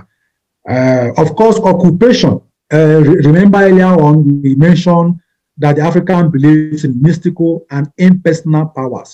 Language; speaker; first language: English; non-native, local second language; Igbo